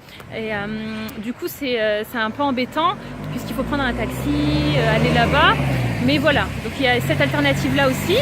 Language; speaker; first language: French; native; French